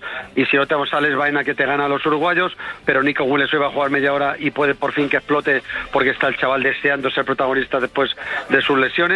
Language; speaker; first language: Spanish; native; Spanish